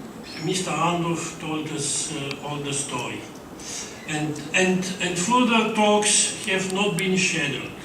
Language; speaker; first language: English; non-native, fluent; Bulgarian